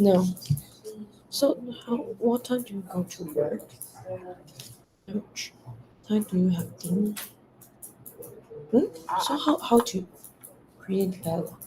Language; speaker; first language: English; non-native, learner; Chinese